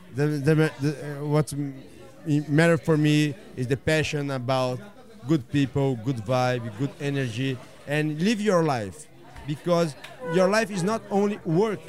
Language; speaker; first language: English; non-native, fluent; Portuguese